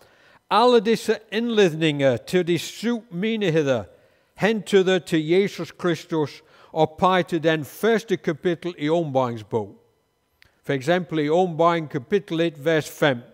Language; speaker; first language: Danish; non-native, fluent; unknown